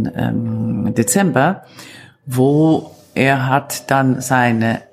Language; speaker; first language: German; non-native, fluent; Italian